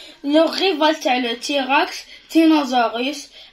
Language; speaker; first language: Arabic; native; Arabic